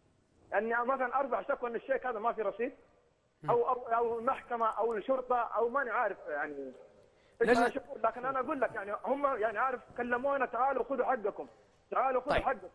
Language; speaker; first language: Arabic; native; Arabic